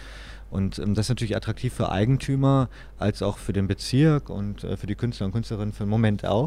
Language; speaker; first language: German; native; German